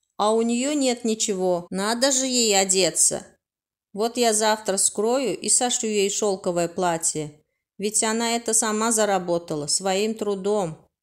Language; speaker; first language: Russian; non-native, local second language; Turkmen